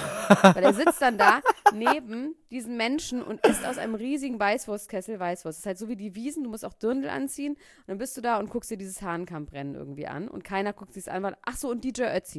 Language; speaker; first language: German; native; German